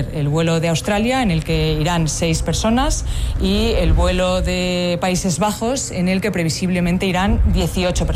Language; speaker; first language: Spanish; native; Spanish